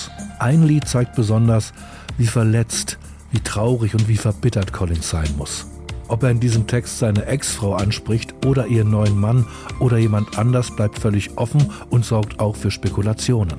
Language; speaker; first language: German; native; German